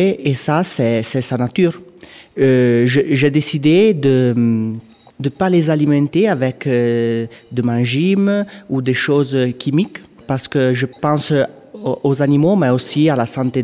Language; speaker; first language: French; non-native, local second language; Italian